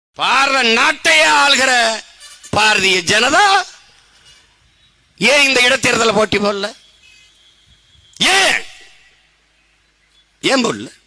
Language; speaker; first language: Tamil; native; Tamil